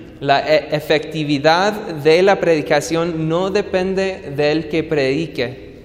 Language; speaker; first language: Spanish; non-native, fluent; English